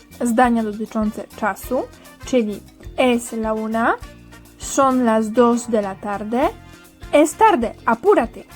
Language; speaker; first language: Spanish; non-native, fluent; Polish